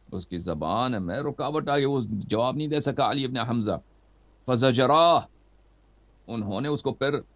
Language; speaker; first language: Urdu; non-native, fluent; Persian